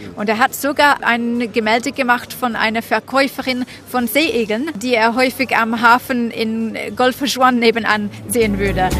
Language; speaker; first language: German; non-native, fluent; French